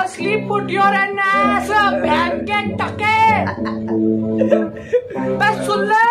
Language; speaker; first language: English; non-native, local second language; Hindi